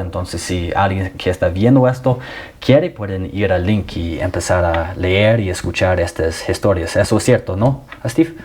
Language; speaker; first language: Spanish; non-native, fluent; English